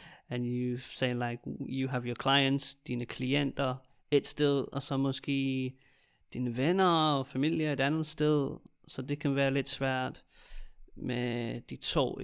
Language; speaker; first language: Danish; native; Danish